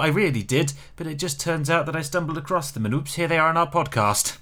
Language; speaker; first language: English; native; English